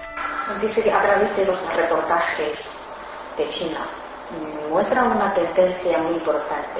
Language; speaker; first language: Spanish; non-native, fluent; Chinese